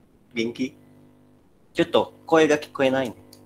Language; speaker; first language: Japanese; non-native, learner; Indonesian